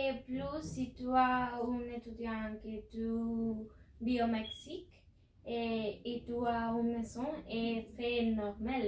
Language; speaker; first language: French; non-native, learner; Spanish